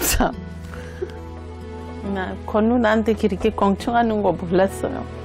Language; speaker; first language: Korean; non-native, learner; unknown